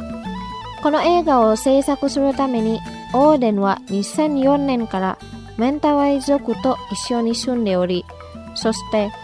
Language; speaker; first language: Japanese; non-native, fluent; Indonesian